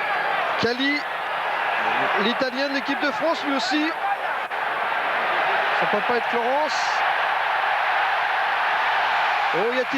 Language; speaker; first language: French; native; French